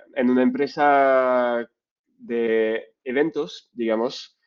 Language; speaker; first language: Spanish; non-native, fluent; French